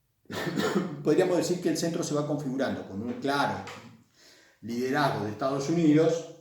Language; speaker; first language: Spanish; native; Spanish